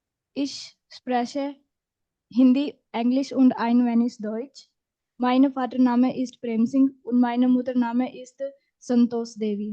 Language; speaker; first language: German; non-native, learner; Hindi